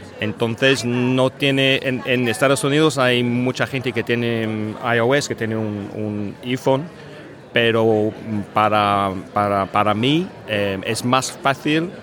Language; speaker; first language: Spanish; non-native, fluent; English